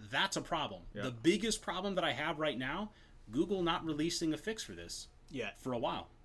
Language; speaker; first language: English; native; English